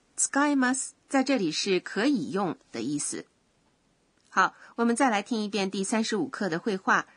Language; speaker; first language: Chinese; native; Chinese